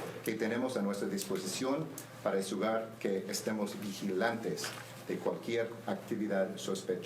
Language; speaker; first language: Spanish; non-native, learner; English